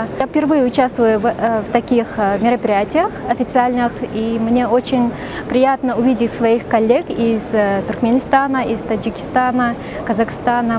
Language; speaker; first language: Russian; non-native, fluent; Uzbek